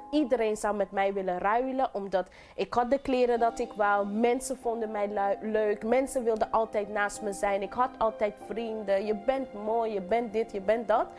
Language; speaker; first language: Dutch; non-native, local second language; English